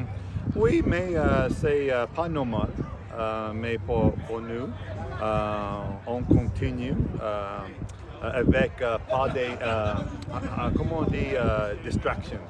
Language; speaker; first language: French; non-native, learner; English